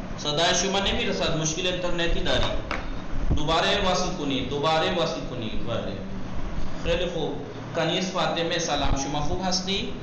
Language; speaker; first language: Persian; non-native, fluent; Urdu